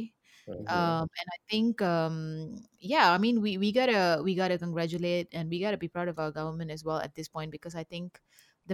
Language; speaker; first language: English; native; English